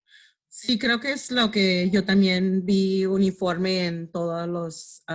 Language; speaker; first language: Spanish; early bilingual, heritage; Spanish